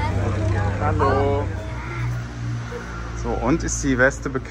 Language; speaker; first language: German; native; German